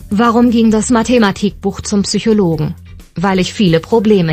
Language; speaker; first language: German; non-native, learner; Spanish